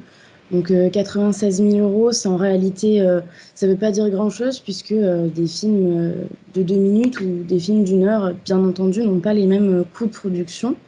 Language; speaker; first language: French; native; French